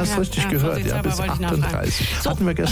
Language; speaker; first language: German; native; German